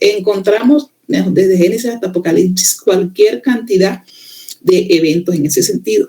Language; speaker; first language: Spanish; native; Spanish